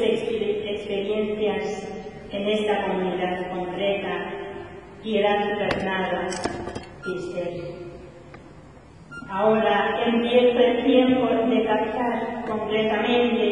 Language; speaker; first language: Spanish; non-native, fluent; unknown